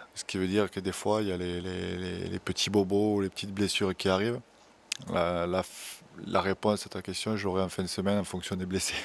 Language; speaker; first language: French; native; French